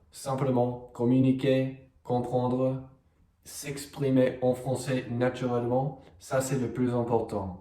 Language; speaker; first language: French; non-native, fluent; English